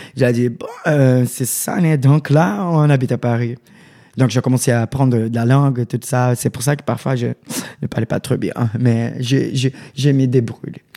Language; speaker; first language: French; non-native, learner; Portuguese